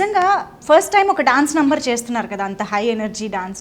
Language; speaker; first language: Telugu; native; Telugu